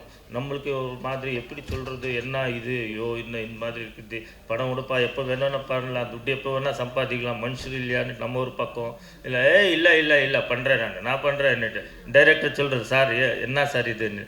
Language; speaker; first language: Tamil; non-native, learner; Kannada